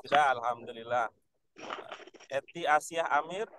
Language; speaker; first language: Indonesian; native; Indonesian